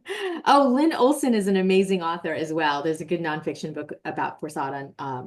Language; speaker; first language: English; native; English